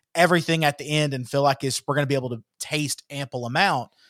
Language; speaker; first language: English; native; English